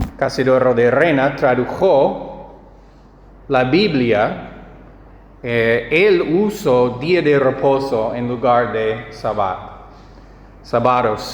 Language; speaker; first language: Spanish; non-native, fluent; English